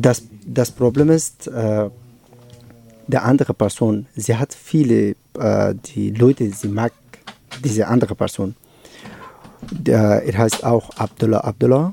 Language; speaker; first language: German; non-native, learner; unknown